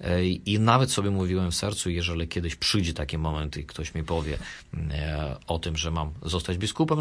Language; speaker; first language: Polish; non-native, fluent; Russian